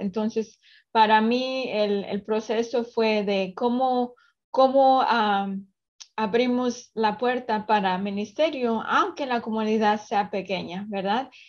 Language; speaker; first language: Spanish; early bilingual, other home language; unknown